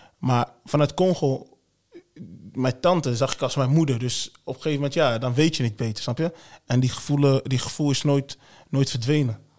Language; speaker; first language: Dutch; early bilingual, other home language; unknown